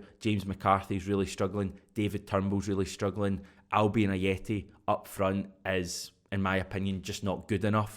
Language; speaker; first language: English; native; English